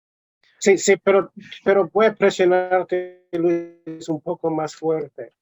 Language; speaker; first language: Spanish; non-native, learner; English